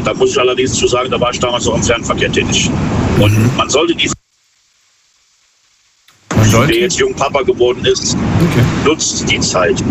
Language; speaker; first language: German; native; German